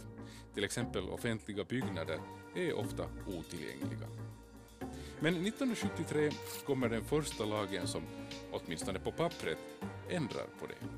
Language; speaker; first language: Swedish; native; Swedish